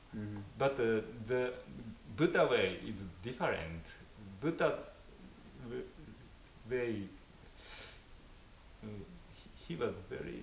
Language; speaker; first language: English; non-native, fluent; Japanese